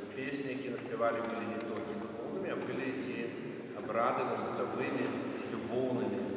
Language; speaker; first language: Russian; non-native, local second language; Belarusian